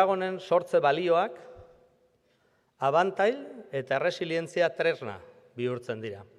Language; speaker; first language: Basque; native; Basque